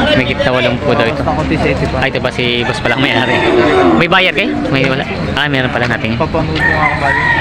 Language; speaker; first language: Filipino; native; Filipino